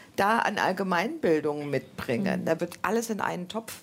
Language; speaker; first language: German; native; German